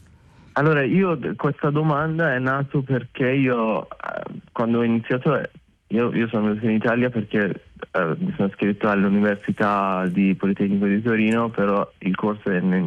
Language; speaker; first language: Italian; non-native, fluent; Persian